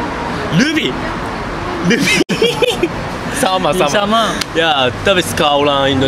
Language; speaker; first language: Indonesian; non-native, learner; Japanese